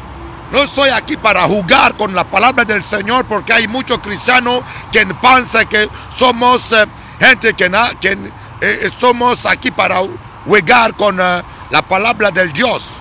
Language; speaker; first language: Spanish; non-native, learner; Lingala